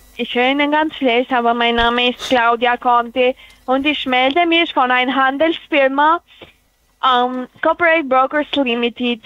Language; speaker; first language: German; non-native, fluent; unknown